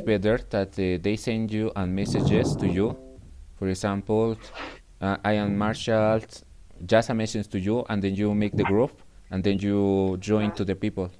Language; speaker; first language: English; non-native, fluent; Spanish